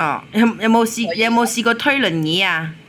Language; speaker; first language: Cantonese; native; Cantonese